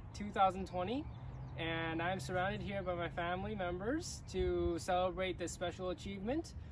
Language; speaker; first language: English; early bilingual, other home language; Chinese